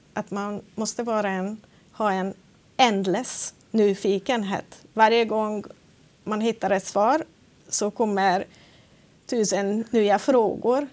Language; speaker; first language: Swedish; non-native, fluent; Hungarian